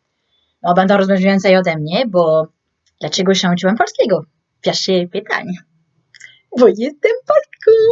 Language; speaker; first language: Polish; non-native, learner; French